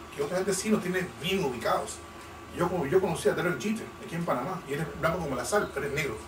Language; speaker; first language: Spanish; native; Spanish